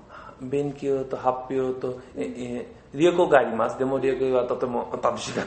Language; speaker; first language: Japanese; non-native, learner; Bangla